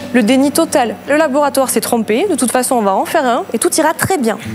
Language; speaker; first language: French; native; French